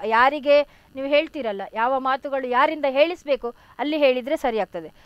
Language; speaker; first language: Kannada; non-native, local second language; Tulu